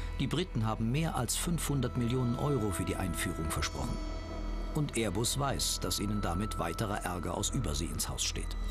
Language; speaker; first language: German; native; German